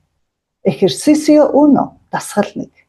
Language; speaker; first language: Spanish; non-native, fluent; Mongolian